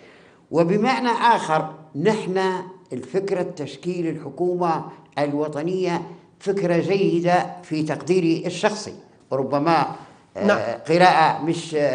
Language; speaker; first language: Arabic; native; Arabic